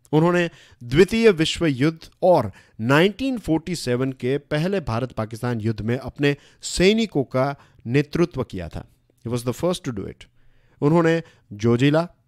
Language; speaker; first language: Hindi; non-native, local second language; Gujarati